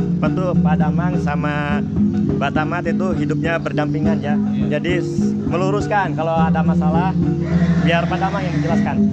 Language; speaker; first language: Indonesian; non-native, local second language; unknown